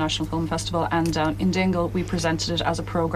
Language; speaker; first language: English; native; English